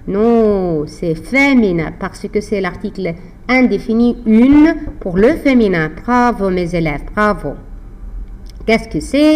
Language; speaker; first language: French; non-native, fluent; Arabic